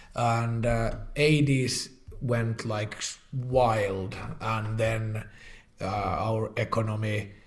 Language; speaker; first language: English; non-native, fluent; Finnish